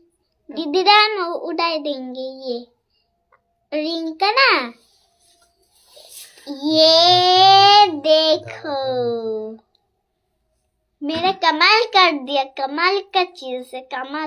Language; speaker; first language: Hindi; non-native, local second language; Bangla